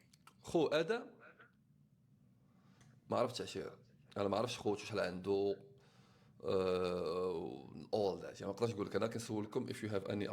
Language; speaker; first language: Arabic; native; Arabic